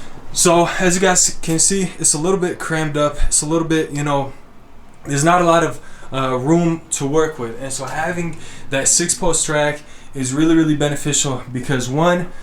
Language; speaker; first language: English; native; English